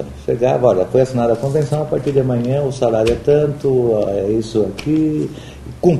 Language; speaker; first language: Portuguese; native; Portuguese